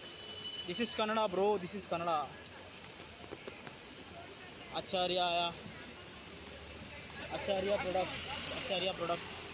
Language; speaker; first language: Kannada; early bilingual, heritage; Kannada